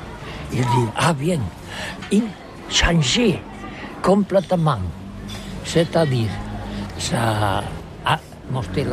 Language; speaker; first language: French; non-native, learner; Catalan